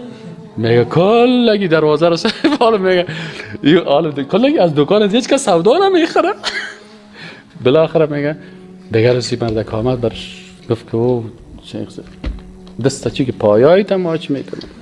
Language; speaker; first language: Persian; native; Persian